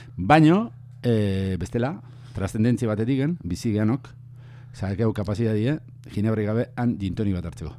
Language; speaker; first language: Basque; native; Basque